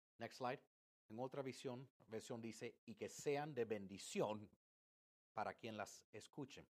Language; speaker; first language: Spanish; early bilingual, heritage; English